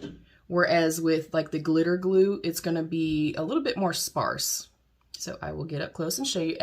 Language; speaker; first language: English; native; English